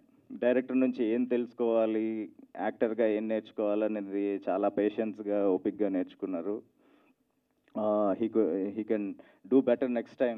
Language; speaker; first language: Telugu; native; Telugu